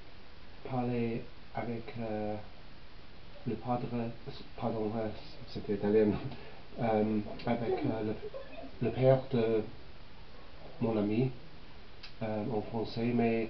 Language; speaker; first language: French; non-native, learner; English